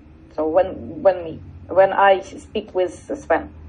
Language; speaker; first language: English; non-native, learner; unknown